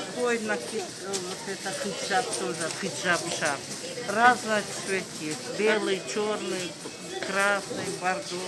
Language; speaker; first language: Russian; non-native, learner; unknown